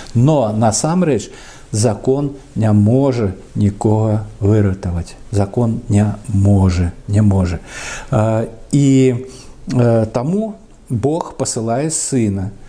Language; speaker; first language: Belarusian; non-native, local second language; Russian